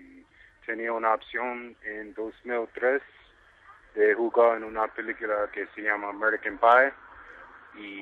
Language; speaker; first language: Spanish; non-native, fluent; English